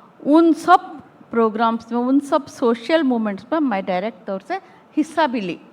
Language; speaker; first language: Hindi; non-native, local second language; Urdu